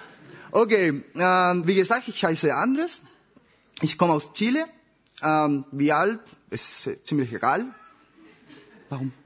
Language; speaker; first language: German; non-native, learner; Spanish